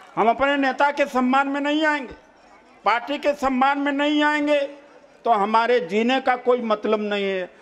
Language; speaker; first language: Hindi; native; Hindi